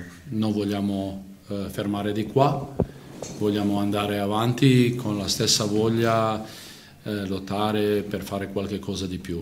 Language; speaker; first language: Italian; non-native, fluent; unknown